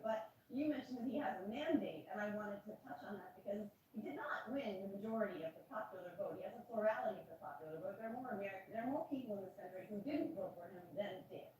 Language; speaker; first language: English; native; English